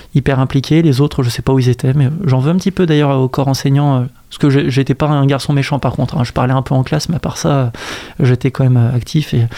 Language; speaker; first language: French; native; French